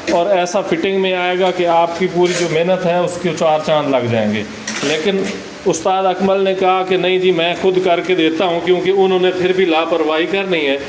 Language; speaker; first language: Urdu; non-native, local second language; Saraiki